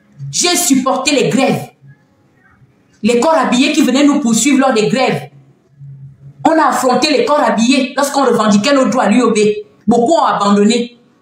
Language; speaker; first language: French; non-native, local second language; Fang